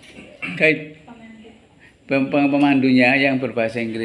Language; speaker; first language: Indonesian; native; Indonesian